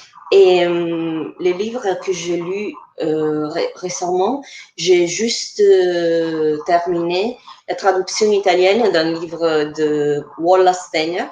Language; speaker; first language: French; non-native, fluent; Italian